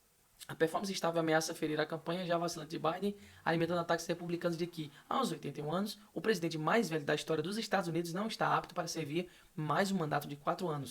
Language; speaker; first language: Portuguese; native; Portuguese